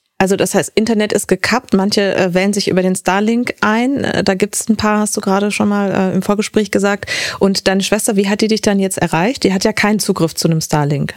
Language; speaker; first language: German; native; German